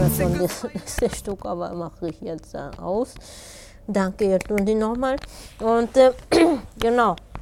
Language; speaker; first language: German; non-native, fluent; Japanese